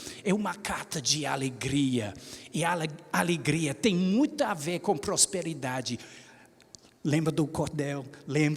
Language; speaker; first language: Portuguese; non-native, fluent; English